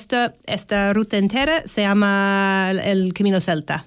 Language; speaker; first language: Spanish; non-native, learner; English